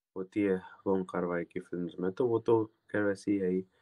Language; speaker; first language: Hindi; non-native, local second language; Gujarati